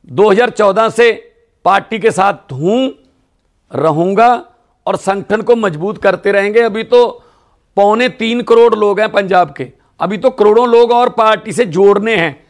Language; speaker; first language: Hindi; non-native, local second language; Punjabi